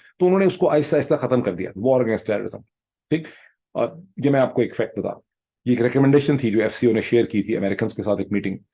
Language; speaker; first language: Urdu; native; Urdu